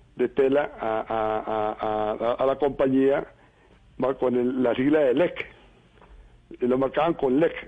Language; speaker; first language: Spanish; native; Spanish